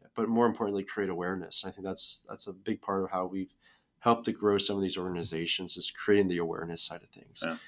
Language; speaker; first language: English; native; English